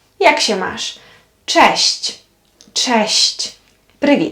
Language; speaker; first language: Polish; non-native, fluent; Ukrainian